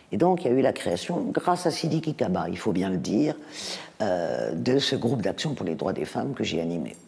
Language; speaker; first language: French; native; French